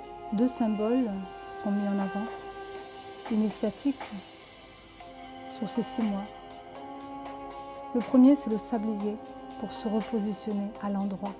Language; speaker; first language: French; native; French